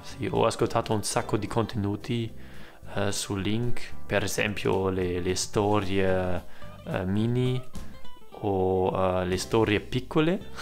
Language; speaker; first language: Italian; non-native, learner; German